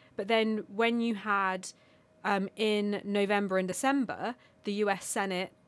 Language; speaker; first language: English; non-native, local second language; Armenian